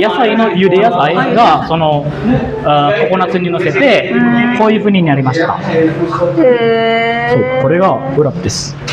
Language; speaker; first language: Japanese; non-native, fluent; Indonesian